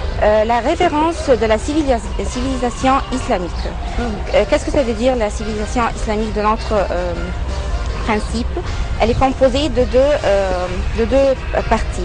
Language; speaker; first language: French; non-native, fluent; Arabic